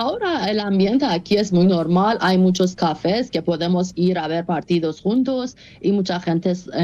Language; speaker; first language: Spanish; non-native, fluent; Persian